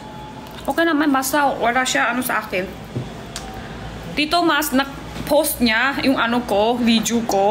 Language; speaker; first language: Filipino; non-native, learner; Chinese